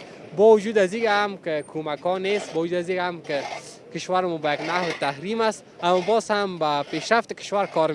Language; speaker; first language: Persian; native; Persian